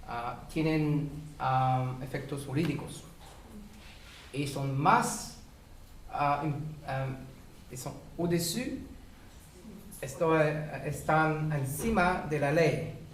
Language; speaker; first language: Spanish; non-native, fluent; French